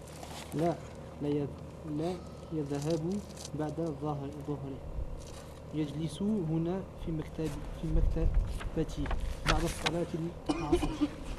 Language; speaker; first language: Arabic; non-native, learner; French